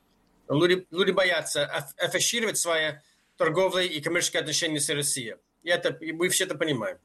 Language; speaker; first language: Russian; non-native, fluent; English